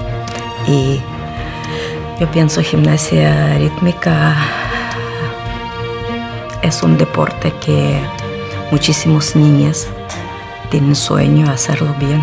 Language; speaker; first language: Spanish; non-native, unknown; Russian